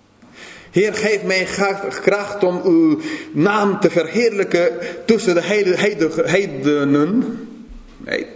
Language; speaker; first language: Dutch; non-native, fluent; English